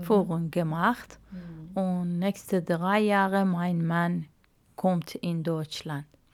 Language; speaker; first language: German; non-native, learner; Arabic